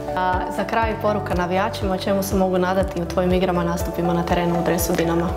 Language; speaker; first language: Croatian; native; Croatian